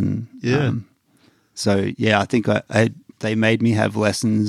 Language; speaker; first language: English; native; English